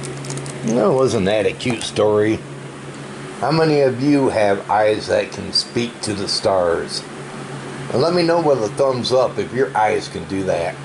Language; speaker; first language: English; native; English